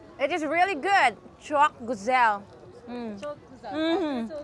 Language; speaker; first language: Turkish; non-native, learner; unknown